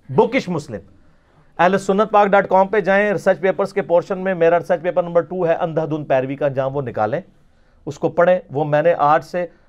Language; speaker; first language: Urdu; non-native, local second language; Punjabi